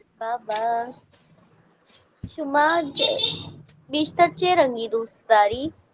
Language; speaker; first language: Persian; non-native, learner; Urdu